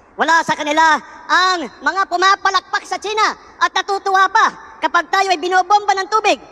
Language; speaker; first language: Filipino; native; Filipino